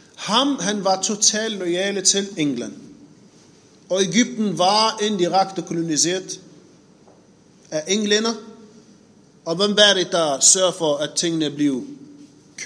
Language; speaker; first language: Danish; non-native, fluent; Arabic